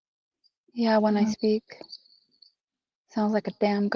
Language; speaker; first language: English; native; English